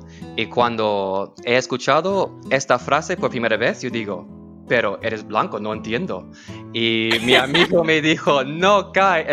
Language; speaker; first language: Spanish; non-native, learner; English